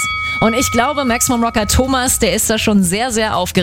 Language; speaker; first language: German; native; German